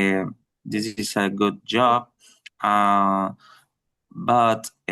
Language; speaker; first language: English; non-native, learner; Spanish